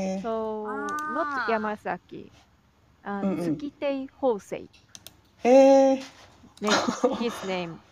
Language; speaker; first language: English; non-native, learner; Japanese